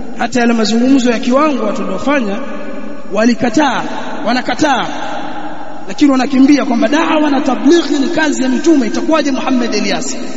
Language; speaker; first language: Swahili; native; Swahili